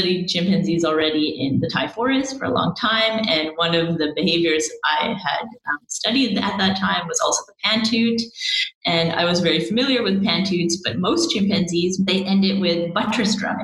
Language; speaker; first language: English; native; English